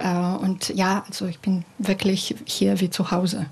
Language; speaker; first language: German; non-native, fluent; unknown